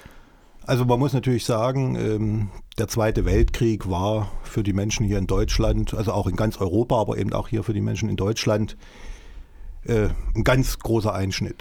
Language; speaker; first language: German; native; German